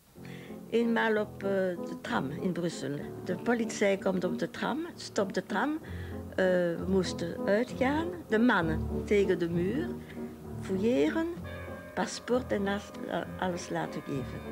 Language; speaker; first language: Dutch; non-native, local second language; French